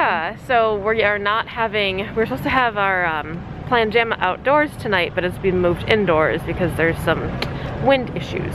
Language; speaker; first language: English; native; English